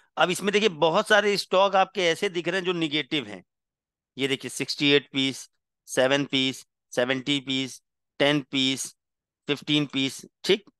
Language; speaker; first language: Hindi; non-native, local second language; Gujarati